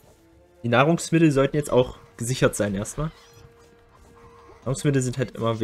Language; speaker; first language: German; native; German